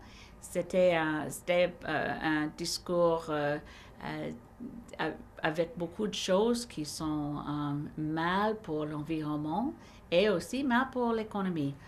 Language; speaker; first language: French; non-native, learner; English